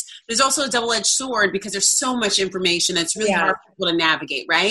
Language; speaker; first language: English; native; English